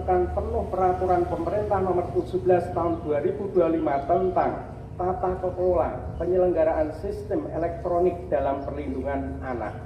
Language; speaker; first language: Indonesian; native; Indonesian